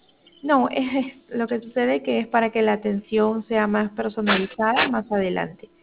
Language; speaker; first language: Spanish; native; Spanish